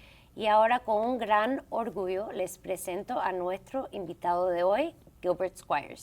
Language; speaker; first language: Spanish; early bilingual, heritage; English